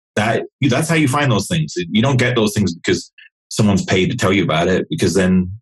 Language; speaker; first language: English; native; English